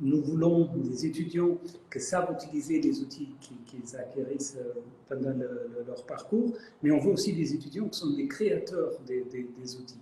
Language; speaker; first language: French; non-native, fluent; Spanish